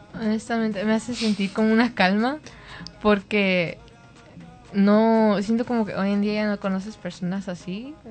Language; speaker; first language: Spanish; early bilingual, heritage; Spanish